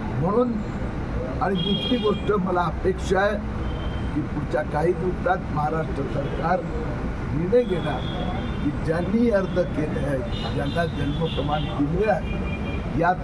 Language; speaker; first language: Marathi; non-native, local second language; Gujarati